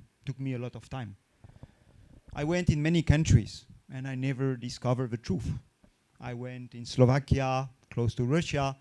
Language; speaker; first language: English; non-native, fluent; French